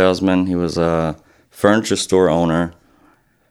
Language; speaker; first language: English; native; English